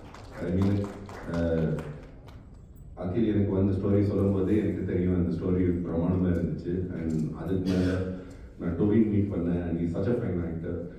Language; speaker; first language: Tamil; non-native, fluent; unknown